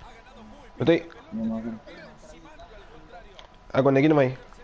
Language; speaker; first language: Spanish; native; Spanish